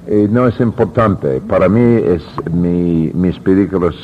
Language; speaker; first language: Spanish; non-native, learner; English